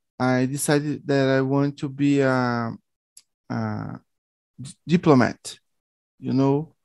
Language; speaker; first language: English; non-native, learner; Portuguese